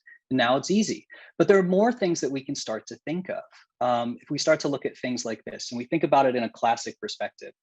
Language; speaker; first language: English; native; English